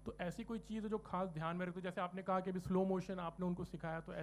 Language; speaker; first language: Hindi; native; Hindi